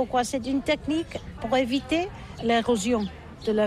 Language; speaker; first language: French; non-native, learner; Catalan